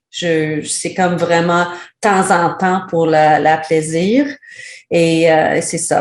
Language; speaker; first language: French; non-native, learner; English